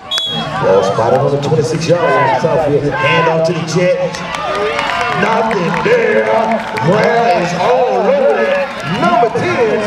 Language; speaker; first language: English; native; English